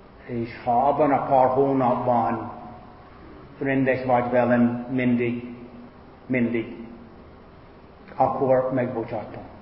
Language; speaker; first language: Hungarian; non-native, fluent; English